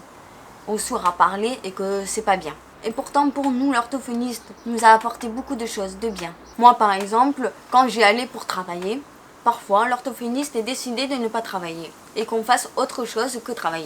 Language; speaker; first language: French; native; French